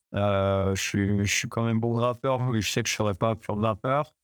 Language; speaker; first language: French; native; French